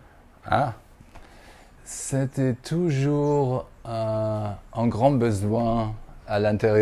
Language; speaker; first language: French; non-native, fluent; German